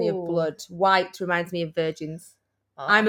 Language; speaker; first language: English; native; English